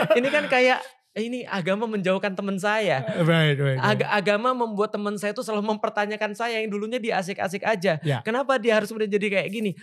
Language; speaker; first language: Indonesian; native; Indonesian